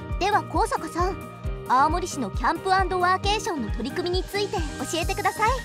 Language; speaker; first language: Japanese; native; Japanese